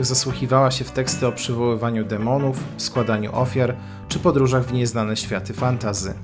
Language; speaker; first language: Polish; native; Polish